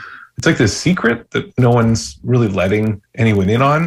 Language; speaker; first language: English; native; English